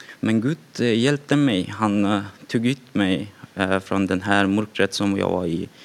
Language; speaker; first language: Swedish; non-native, fluent; Persian